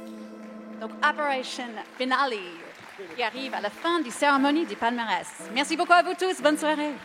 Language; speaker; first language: French; native; French